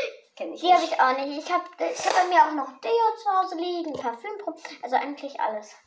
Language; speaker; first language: German; early bilingual, other home language; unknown